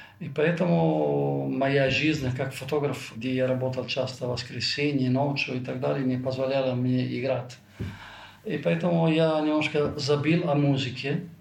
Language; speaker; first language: Russian; non-native, fluent; Italian